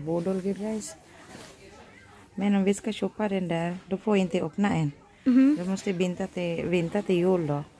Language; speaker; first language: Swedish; non-native, learner; Filipino